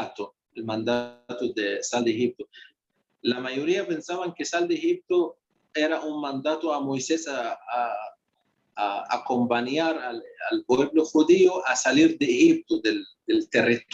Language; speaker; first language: Spanish; non-native, fluent; Arabic